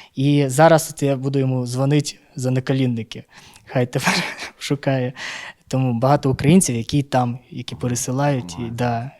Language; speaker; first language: Ukrainian; non-native, local second language; Russian